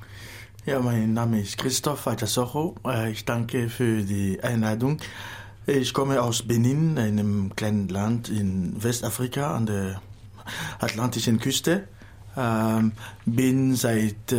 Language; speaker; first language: German; non-native, fluent; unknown